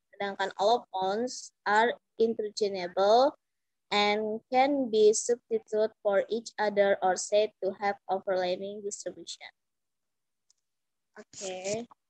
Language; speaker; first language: English; non-native, learner; Indonesian